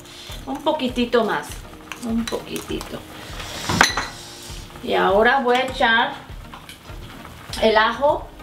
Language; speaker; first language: Spanish; non-native, fluent; Korean